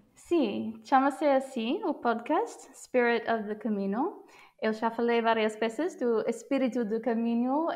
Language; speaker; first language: Galician; non-native, fluent; English